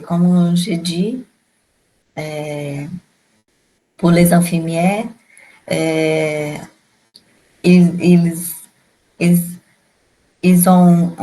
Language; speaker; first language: French; non-native, learner; Portuguese